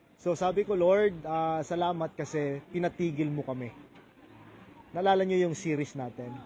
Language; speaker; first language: Filipino; native; Filipino